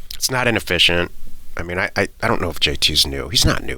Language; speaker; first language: English; native; English